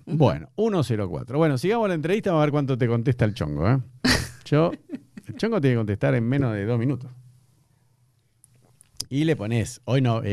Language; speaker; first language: Spanish; native; Spanish